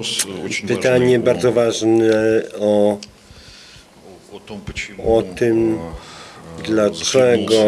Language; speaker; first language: Polish; non-native, fluent; Russian